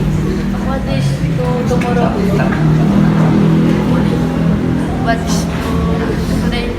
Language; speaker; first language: English; non-native, learner; Indonesian